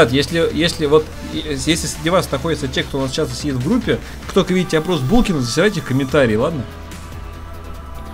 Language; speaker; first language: Russian; native; Russian